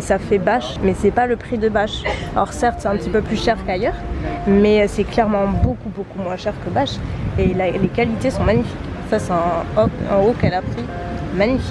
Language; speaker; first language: French; native; French